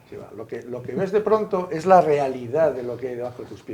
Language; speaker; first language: Spanish; native; Spanish